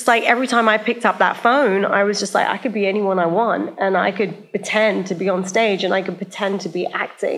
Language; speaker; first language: English; native; English